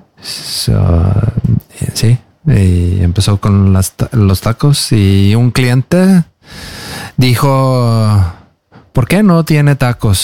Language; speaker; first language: Spanish; non-native, learner; Norwegian